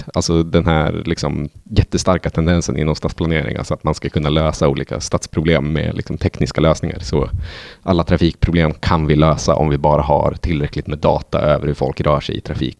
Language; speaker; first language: Swedish; native; Swedish